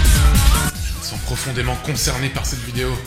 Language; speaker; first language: French; native; French